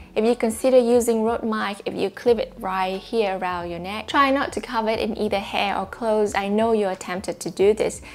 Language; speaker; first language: English; non-native, fluent; Vietnamese